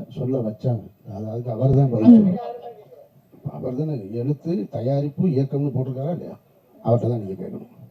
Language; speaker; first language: Tamil; native; Tamil